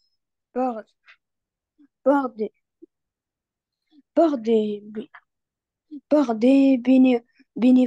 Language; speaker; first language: French; non-native, learner; Arabic